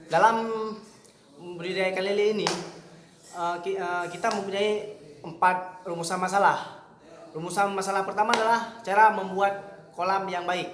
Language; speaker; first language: Indonesian; native; Indonesian